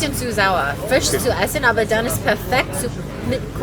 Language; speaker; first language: German; non-native, learner; Korean